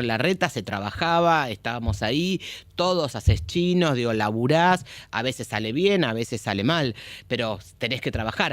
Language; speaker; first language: Spanish; native; Spanish